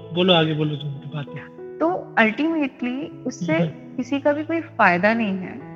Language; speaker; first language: Hindi; native; Hindi